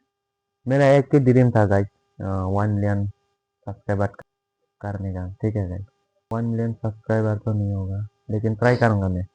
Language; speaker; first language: Hindi; non-native, local second language; Kok Borok